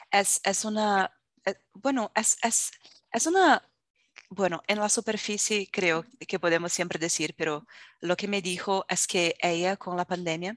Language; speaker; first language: Spanish; non-native, fluent; Portuguese